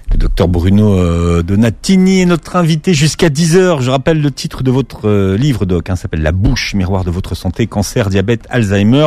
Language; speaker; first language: French; native; French